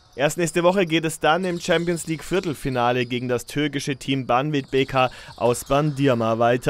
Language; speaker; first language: German; native; German